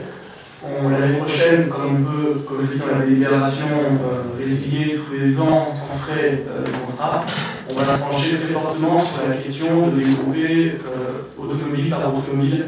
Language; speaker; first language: French; native; French